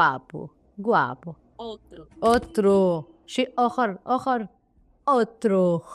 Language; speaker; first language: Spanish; non-native, learner; Arabic